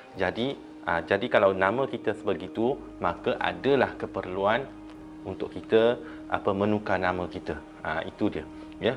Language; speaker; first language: Malay; non-native, local second language; Chinese